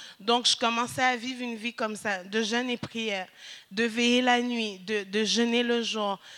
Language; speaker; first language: French; early bilingual, other home language; Haitian Creole